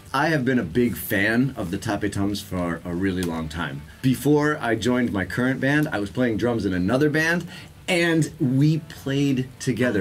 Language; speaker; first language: English; native; English